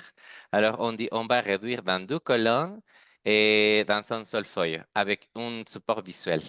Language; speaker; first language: French; non-native, fluent; Spanish